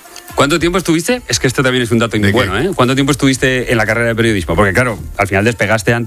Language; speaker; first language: Spanish; native; Spanish